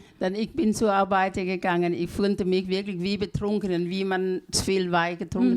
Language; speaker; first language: German; non-native, learner; Thai